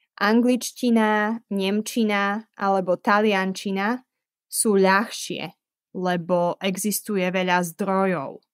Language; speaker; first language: Slovak; native; Slovak